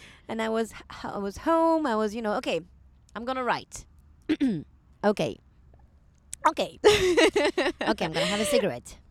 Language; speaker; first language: English; non-native, fluent; French